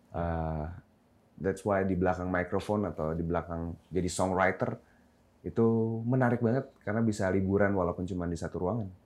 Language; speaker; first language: Indonesian; native; Indonesian